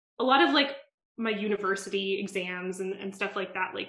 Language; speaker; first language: English; native; English